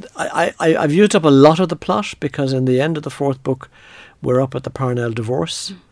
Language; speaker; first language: English; native; English